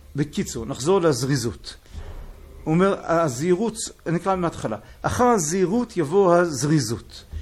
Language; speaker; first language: Hebrew; native; Hebrew